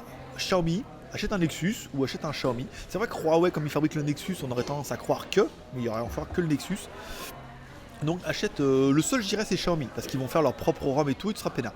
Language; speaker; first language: French; native; French